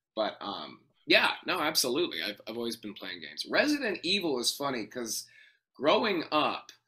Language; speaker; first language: English; native; English